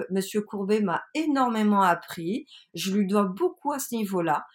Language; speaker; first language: French; native; French